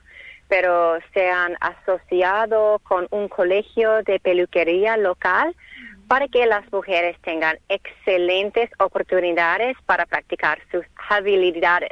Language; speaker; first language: Spanish; non-native, learner; English